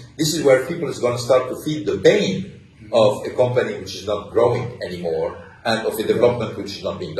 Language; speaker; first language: English; non-native, fluent; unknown